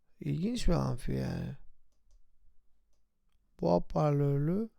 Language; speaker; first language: Turkish; native; Turkish